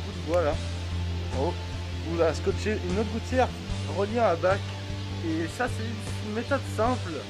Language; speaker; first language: French; native; French